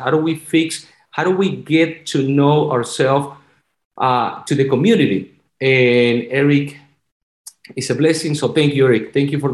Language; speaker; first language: English; non-native, fluent; Spanish